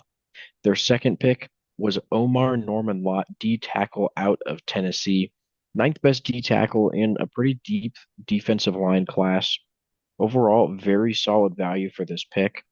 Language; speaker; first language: English; native; English